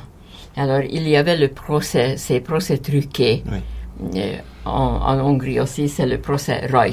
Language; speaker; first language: French; non-native, fluent; Hungarian